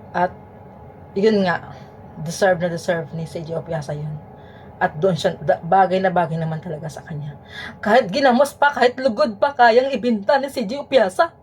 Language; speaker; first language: Filipino; native; Filipino